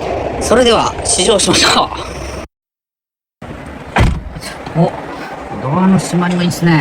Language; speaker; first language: Japanese; native; Japanese